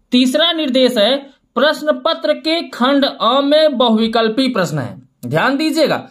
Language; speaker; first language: Hindi; native; Hindi